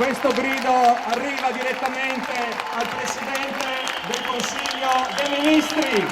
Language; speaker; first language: Italian; native; Italian